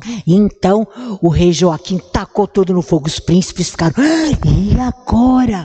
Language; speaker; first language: Portuguese; native; Portuguese